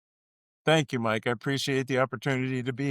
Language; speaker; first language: English; native; English